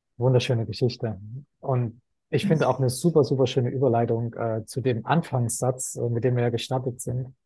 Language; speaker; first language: German; native; German